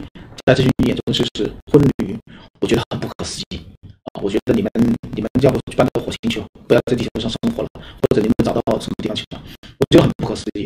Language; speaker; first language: Chinese; native; Chinese